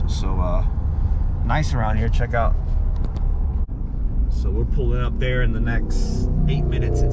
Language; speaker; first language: English; native; English